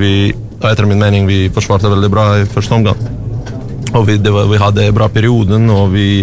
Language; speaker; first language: Norwegian; non-native, learner; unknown